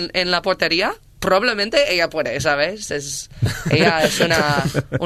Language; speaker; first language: Spanish; non-native, learner; English